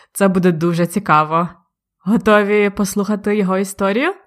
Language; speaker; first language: Ukrainian; native; Ukrainian